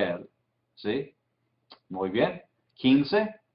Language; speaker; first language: Spanish; non-native, fluent; English